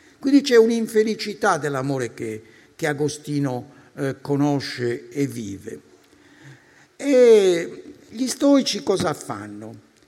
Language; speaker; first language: Italian; native; Italian